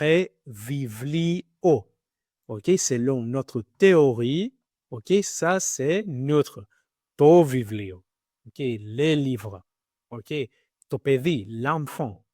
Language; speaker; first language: French; non-native, learner; Greek